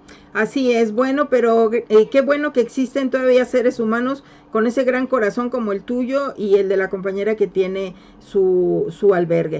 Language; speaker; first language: Spanish; native; Spanish